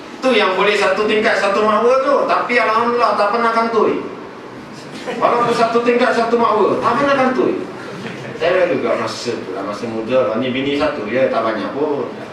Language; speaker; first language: Malay; non-native, local second language; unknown